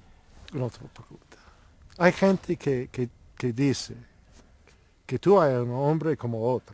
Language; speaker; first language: Spanish; non-native, learner; English